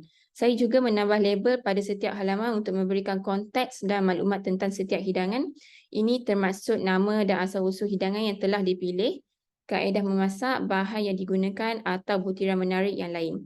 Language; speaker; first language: Malay; native; Malay